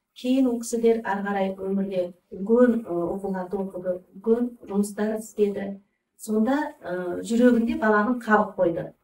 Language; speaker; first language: Kazakh; early bilingual, heritage; Kazakh